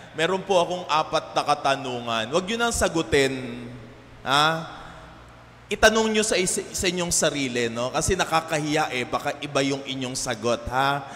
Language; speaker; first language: Filipino; native; Filipino